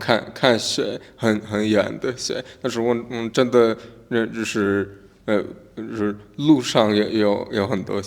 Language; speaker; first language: Chinese; non-native, learner; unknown